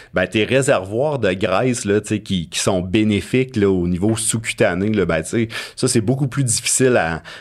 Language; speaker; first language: French; native; French